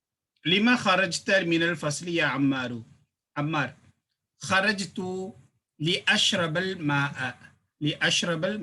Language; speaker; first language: Arabic; non-native, fluent; Tamil